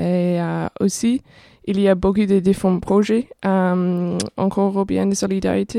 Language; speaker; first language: French; non-native, fluent; English